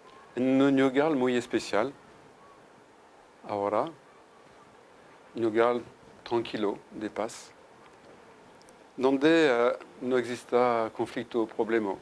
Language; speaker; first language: Spanish; non-native, fluent; French